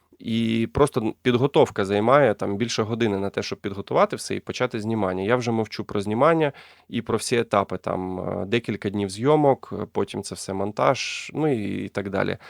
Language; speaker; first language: Ukrainian; non-native, local second language; Russian